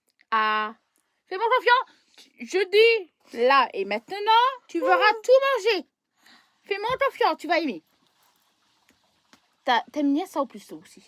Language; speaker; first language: French; native; French